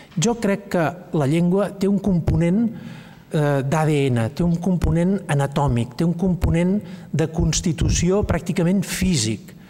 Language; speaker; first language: Catalan; native; Catalan